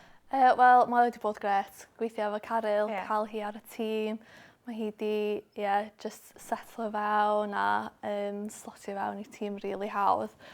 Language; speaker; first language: Welsh; non-native, local second language; English